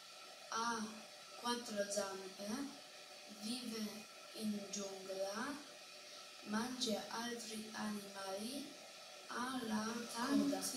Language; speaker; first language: Italian; non-native, learner; Polish